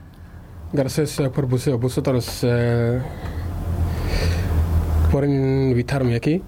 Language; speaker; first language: Spanish; non-native, learner; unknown